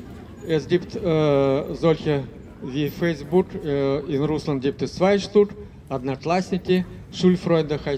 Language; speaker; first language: German; non-native, fluent; Russian